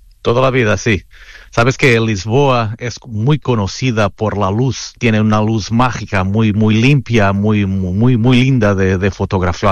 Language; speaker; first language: Spanish; non-native, fluent; Portuguese